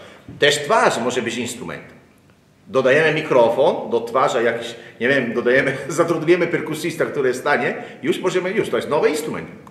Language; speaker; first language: Polish; non-native, learner; Italian